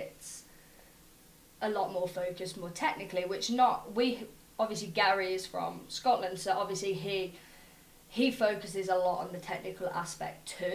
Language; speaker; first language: English; native; English